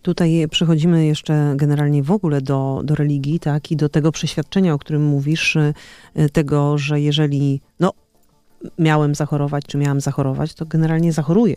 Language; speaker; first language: Polish; native; Polish